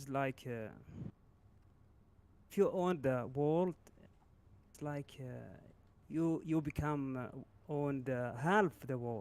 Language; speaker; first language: English; non-native, learner; Arabic